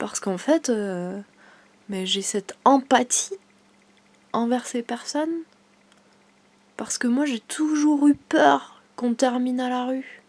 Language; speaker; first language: French; native; French